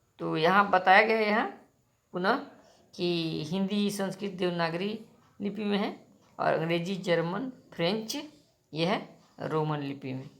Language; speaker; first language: Hindi; native; Hindi